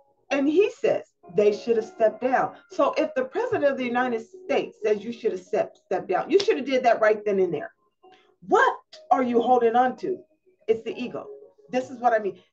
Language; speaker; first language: English; native; English